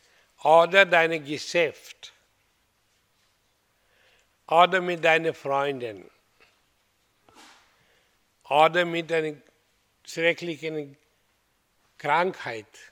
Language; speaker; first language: German; non-native, learner; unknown